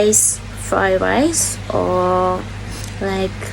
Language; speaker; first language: English; non-native, learner; Indonesian